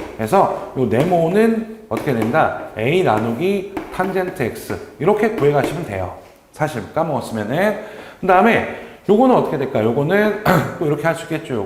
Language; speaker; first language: Korean; native; Korean